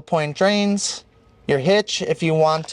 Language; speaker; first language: English; native; English